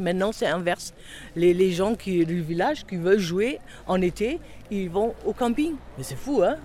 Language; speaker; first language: French; non-native, fluent; German